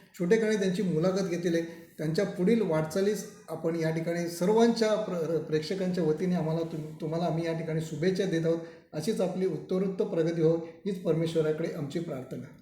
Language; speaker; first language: Marathi; native; Marathi